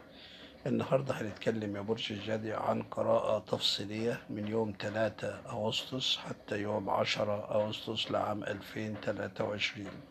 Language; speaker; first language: Arabic; native; Arabic